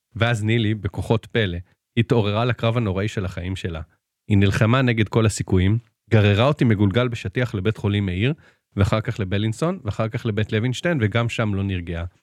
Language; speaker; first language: Hebrew; native; Hebrew